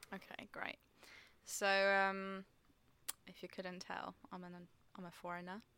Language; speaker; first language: English; non-native, fluent; Polish